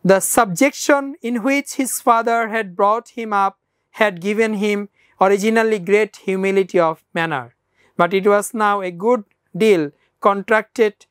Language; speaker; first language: English; non-native, local second language; Bangla